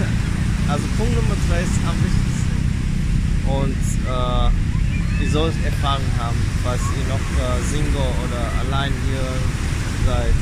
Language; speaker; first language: German; non-native, fluent; Vietnamese